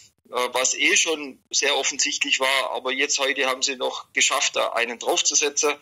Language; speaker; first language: German; native; German